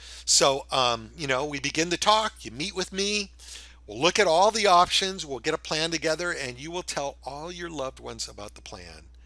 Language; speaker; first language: English; native; English